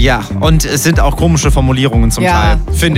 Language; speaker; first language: German; native; German